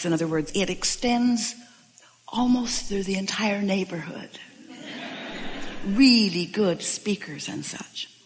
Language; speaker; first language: English; native; English